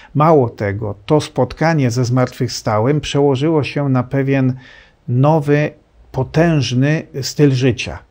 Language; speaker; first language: Polish; native; Polish